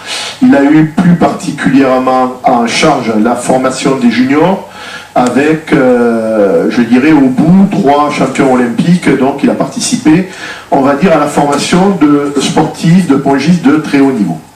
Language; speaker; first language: French; native; French